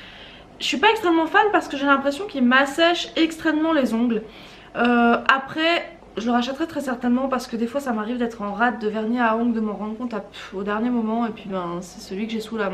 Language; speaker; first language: French; native; French